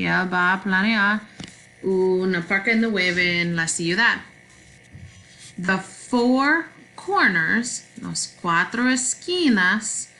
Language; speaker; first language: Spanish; non-native, learner; English